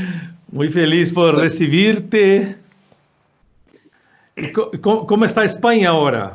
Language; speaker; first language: Spanish; non-native, fluent; Portuguese